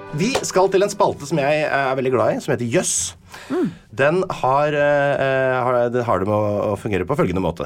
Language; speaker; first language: Norwegian; native; Norwegian